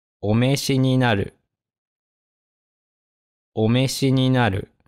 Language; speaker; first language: Japanese; native; Japanese